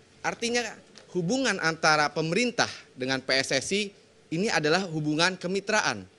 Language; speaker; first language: Indonesian; native; Indonesian